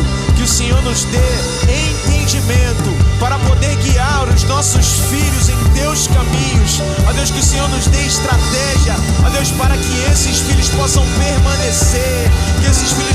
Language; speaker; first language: Portuguese; native; Portuguese